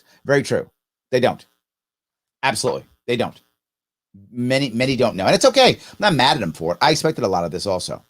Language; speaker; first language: English; native; English